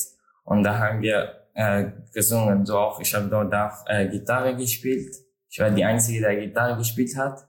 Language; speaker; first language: German; non-native, learner; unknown